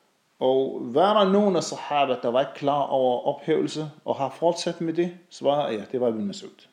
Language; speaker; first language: Danish; non-native, fluent; Arabic